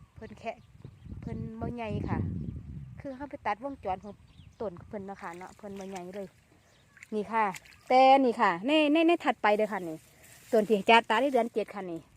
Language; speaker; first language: Thai; native; Thai